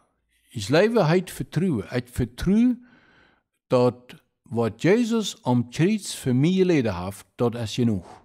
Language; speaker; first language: German; non-native, local second language; Plautdietsch